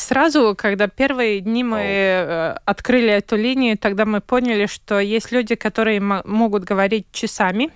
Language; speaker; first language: Russian; non-native, local second language; Latvian